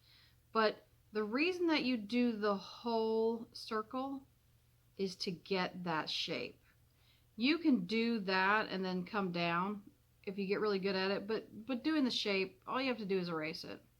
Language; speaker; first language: English; native; English